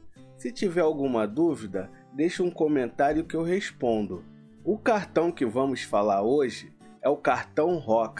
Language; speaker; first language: Portuguese; native; Portuguese